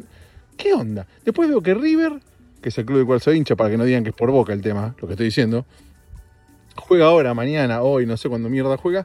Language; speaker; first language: Spanish; native; Spanish